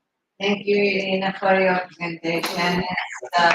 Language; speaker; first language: English; non-native, fluent; Portuguese